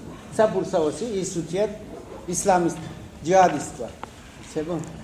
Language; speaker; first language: French; non-native, learner; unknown